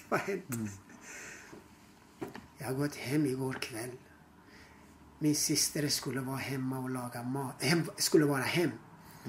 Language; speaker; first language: Swedish; non-native, fluent; Persian